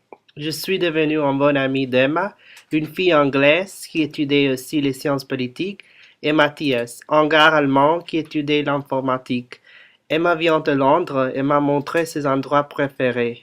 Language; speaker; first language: French; non-native, learner; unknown